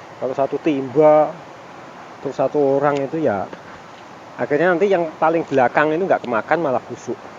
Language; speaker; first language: Indonesian; non-native, local second language; Javanese